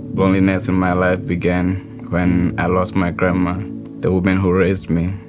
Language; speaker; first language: English; non-native, local second language; Southern Sotho